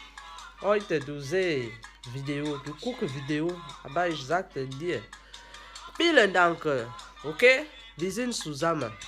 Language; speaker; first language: German; non-native, learner; French